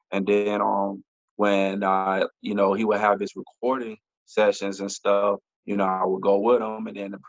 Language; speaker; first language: English; native; English